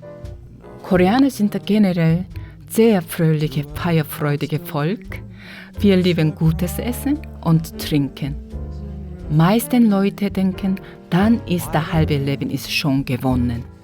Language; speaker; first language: German; non-native, fluent; Korean